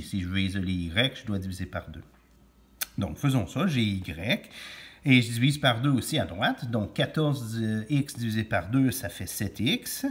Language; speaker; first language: French; native; French